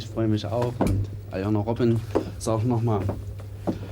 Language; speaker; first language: German; native; German